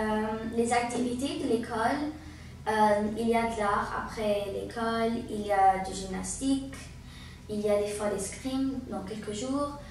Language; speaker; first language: French; early bilingual, heritage; French